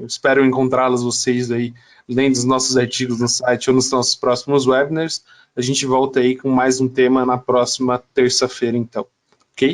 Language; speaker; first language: Portuguese; native; Portuguese